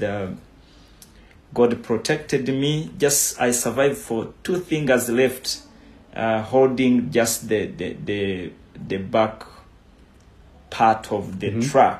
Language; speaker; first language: English; non-native, local second language; Kinyarwanda